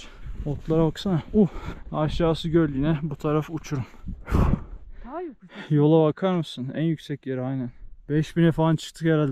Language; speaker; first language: Turkish; native; Turkish